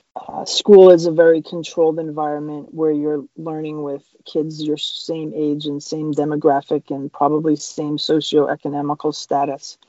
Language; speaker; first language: English; native; English